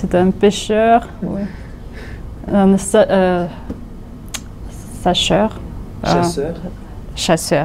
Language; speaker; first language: French; non-native, fluent; Russian